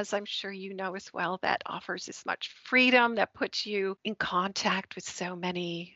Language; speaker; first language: English; native; English